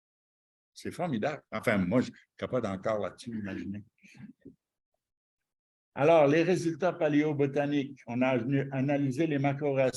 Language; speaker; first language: French; native; French